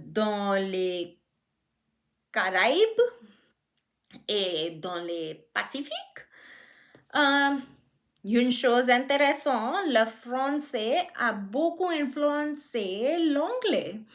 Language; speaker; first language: French; non-native, learner; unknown